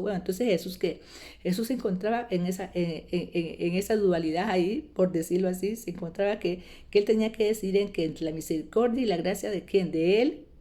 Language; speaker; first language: Spanish; native; Spanish